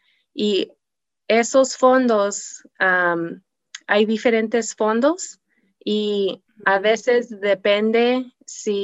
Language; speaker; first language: Spanish; non-native, learner; English